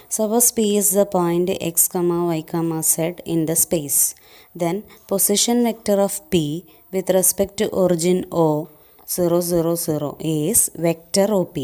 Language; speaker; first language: English; non-native, local second language; Malayalam